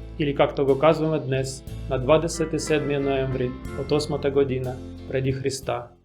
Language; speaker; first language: Bulgarian; non-native, fluent; Russian